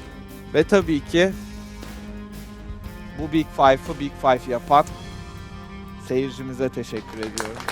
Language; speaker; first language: Turkish; native; Turkish